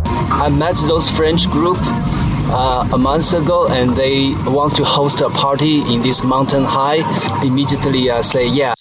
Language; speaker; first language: English; non-native, fluent; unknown